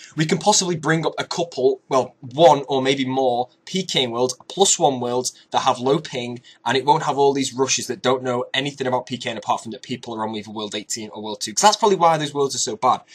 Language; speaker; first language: English; native; English